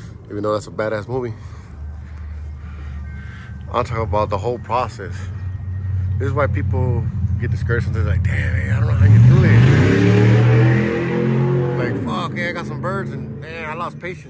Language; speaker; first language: English; early bilingual, other home language; Spanish